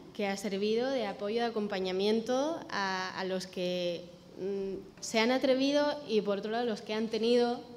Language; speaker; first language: Spanish; native; Spanish